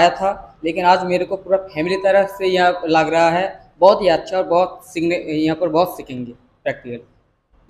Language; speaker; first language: Hindi; non-native, local second language; Bangla